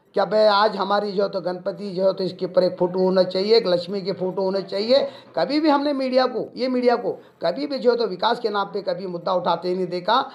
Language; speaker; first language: Hindi; non-native, local second language; Urdu